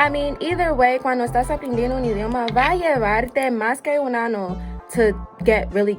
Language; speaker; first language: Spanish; non-native, fluent; English